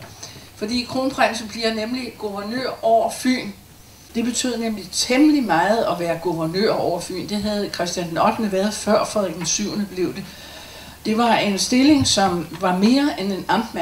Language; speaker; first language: Danish; native; Danish